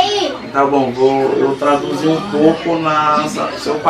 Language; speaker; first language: Portuguese; non-native, learner; Haitian Creole